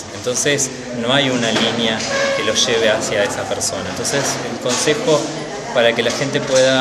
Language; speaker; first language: Spanish; native; Spanish